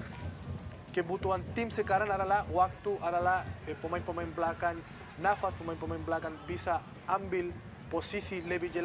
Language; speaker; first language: Indonesian; non-native, fluent; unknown